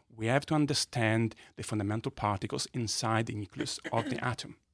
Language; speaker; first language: English; non-native, fluent; Italian